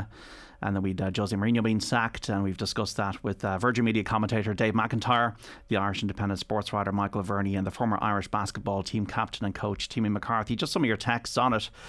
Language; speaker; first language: English; native; English